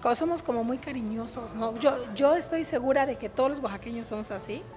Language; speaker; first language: Spanish; native; Spanish